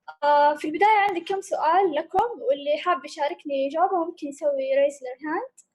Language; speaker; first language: Arabic; native; Arabic